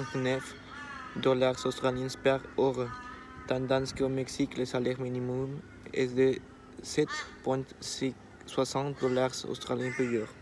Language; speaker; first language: French; non-native, learner; Spanish